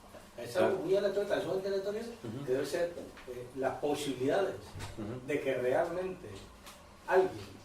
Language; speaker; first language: Spanish; native; Spanish